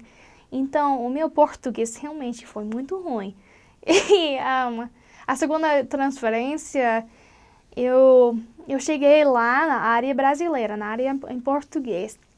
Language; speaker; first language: Portuguese; non-native, learner; English